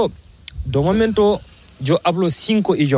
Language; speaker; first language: Spanish; non-native, learner; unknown